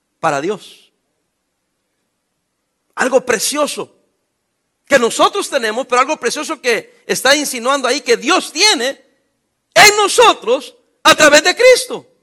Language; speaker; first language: Spanish; native; Spanish